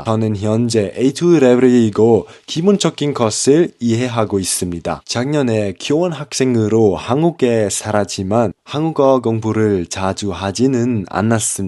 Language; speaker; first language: Korean; non-native, learner; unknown